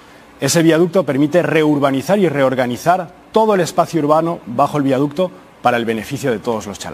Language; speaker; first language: Spanish; native; Spanish